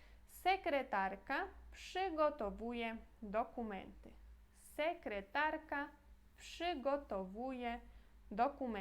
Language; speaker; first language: Polish; non-native, fluent; Portuguese